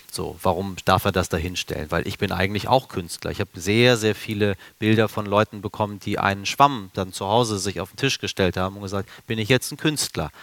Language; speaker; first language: German; early bilingual, other home language; Persian